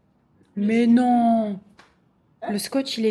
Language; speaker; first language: French; native; French